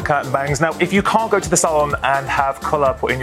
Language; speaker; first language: English; native; English